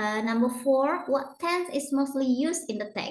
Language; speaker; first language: English; non-native, learner; Indonesian